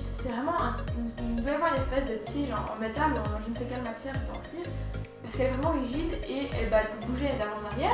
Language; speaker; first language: French; native; French